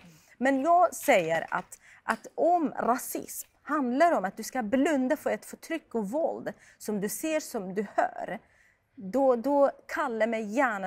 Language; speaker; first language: Swedish; non-native, fluent; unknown